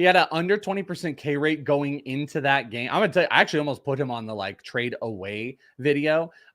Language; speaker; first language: English; native; English